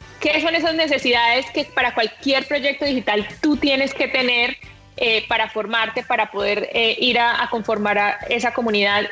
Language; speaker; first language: Spanish; native; Spanish